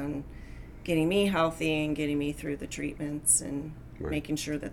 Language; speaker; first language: English; native; English